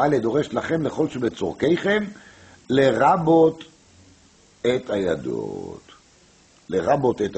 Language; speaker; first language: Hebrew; non-native, fluent; French